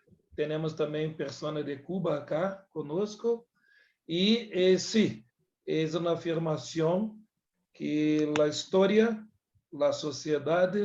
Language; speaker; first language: Spanish; non-native, learner; Portuguese